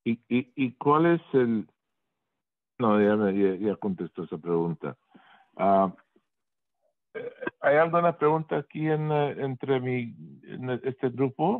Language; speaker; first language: Spanish; early bilingual, heritage; Spanish